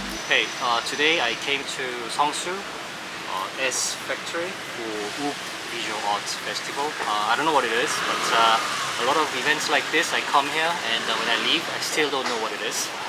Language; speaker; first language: English; non-native, fluent; Korean